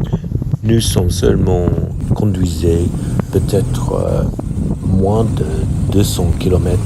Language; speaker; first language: French; non-native, learner; English